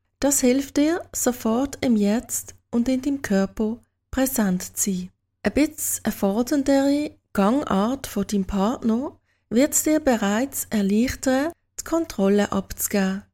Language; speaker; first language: German; native; German